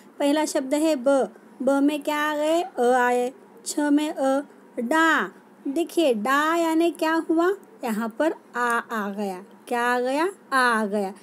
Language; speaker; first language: Hindi; non-native, local second language; Marathi